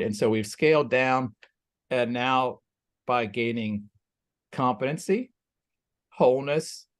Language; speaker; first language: English; native; English